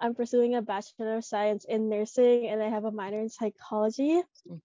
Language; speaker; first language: English; non-native, local second language; Filipino